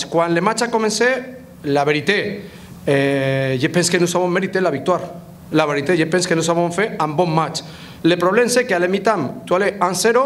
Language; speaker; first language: French; non-native, fluent; Spanish